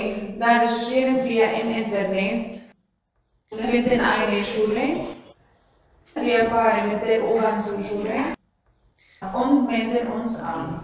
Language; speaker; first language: German; non-native, learner; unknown